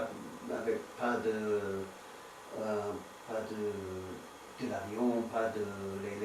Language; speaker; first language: French; non-native, learner; English